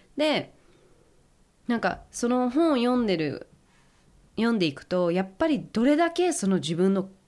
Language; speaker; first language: Japanese; early bilingual, heritage; Japanese